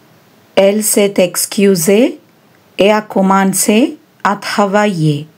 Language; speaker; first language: French; non-native, fluent; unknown